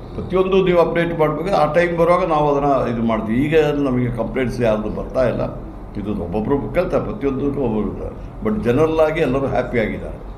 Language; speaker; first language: Kannada; non-native, local second language; Malayalam